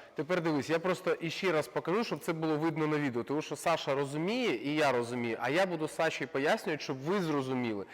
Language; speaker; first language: Ukrainian; non-native, local second language; Russian